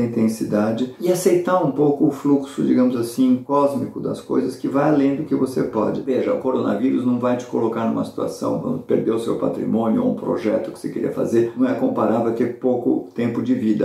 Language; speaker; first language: Portuguese; native; Portuguese